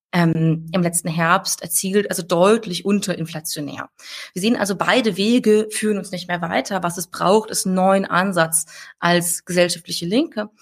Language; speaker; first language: German; native; German